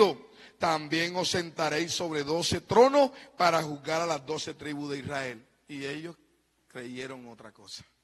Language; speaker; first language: Spanish; native; Spanish